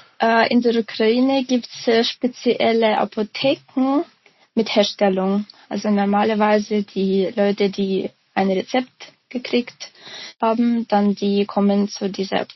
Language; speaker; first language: German; non-native, fluent; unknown